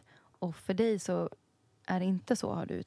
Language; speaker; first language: Swedish; native; Swedish